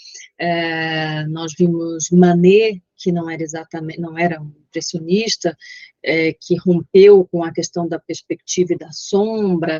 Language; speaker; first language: Portuguese; native; Portuguese